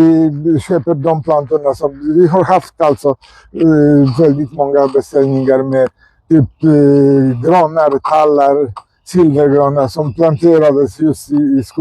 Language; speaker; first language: Swedish; non-native, fluent; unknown